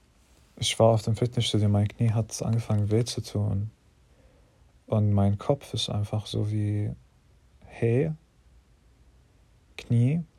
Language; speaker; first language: German; non-native, fluent; English